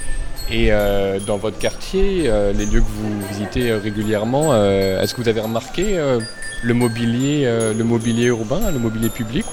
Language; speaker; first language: French; native; French